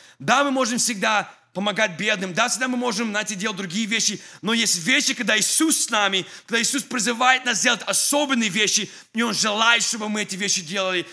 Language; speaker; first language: Russian; early bilingual, heritage; English